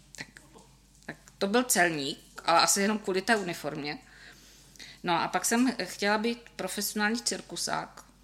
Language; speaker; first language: Czech; native; Czech